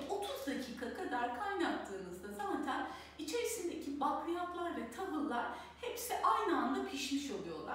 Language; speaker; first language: Turkish; native; Turkish